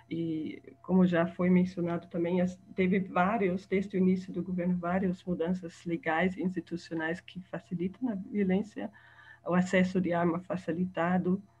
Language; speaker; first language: Portuguese; non-native, fluent; German